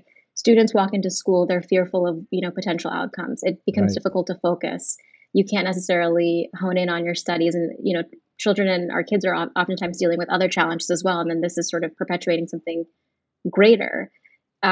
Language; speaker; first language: English; native; English